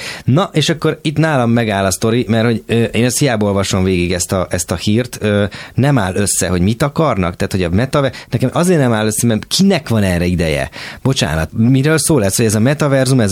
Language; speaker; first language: Hungarian; native; Hungarian